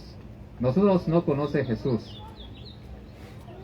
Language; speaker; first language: Spanish; non-native, learner; Chinese